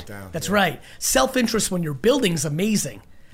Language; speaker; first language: English; native; English